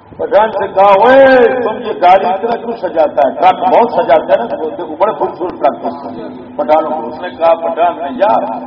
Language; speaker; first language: Urdu; non-native, local second language; Punjabi